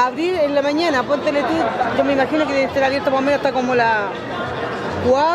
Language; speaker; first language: Spanish; native; Spanish